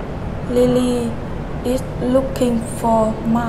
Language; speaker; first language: English; non-native, learner; Vietnamese